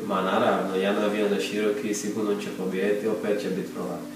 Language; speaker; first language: Croatian; non-native, learner; Portuguese